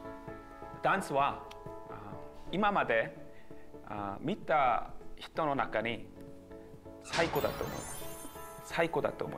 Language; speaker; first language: Japanese; non-native, learner; Korean